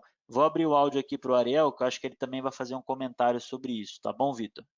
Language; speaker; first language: Portuguese; native; Portuguese